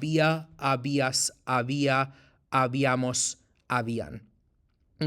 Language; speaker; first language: Spanish; non-native, fluent; English